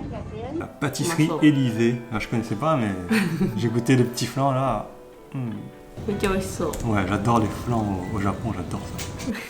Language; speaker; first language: French; native; French